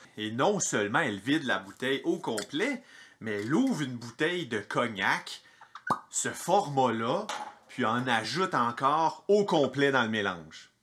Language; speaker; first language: French; native; French